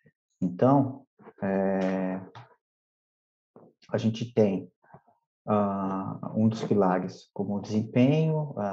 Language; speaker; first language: Portuguese; native; Portuguese